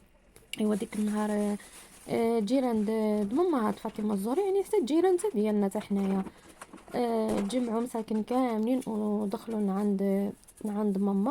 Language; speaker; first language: Arabic; native; Arabic